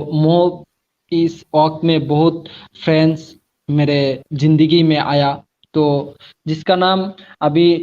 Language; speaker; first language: Hindi; non-native, learner; Bangla